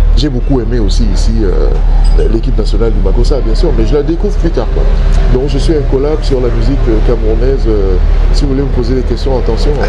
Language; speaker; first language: French; non-native, local second language; Duala